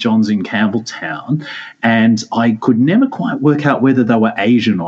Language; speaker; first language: English; native; English